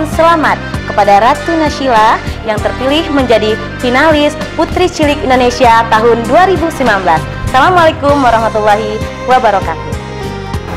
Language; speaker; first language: Indonesian; native; Indonesian